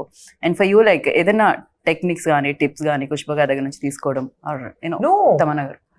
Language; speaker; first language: Telugu; native; Telugu